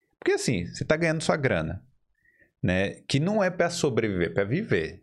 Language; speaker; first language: Portuguese; native; Portuguese